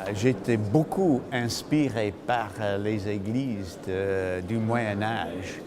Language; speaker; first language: French; non-native, fluent; English